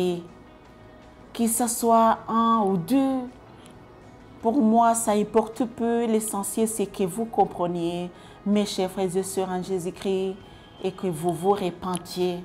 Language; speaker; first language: French; non-native, local second language; Kinyarwanda